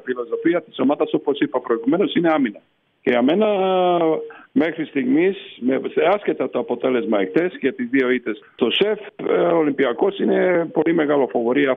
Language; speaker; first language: Greek; non-native, fluent; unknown